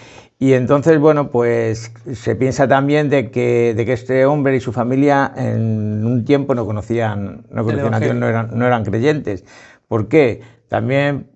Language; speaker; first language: Spanish; native; Spanish